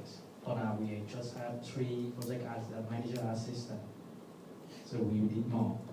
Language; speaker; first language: English; non-native, learner; Vietnamese